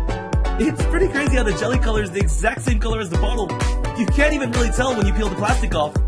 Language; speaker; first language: English; native; English